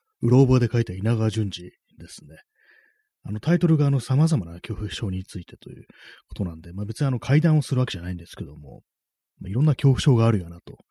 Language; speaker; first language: Japanese; native; Japanese